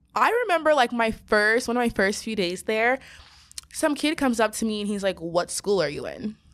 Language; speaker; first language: English; native; English